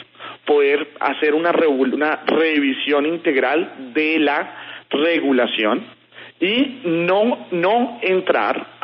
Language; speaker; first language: Spanish; native; Spanish